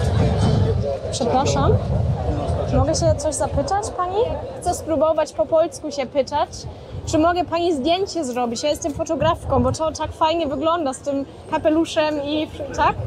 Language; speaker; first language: Polish; non-native, learner; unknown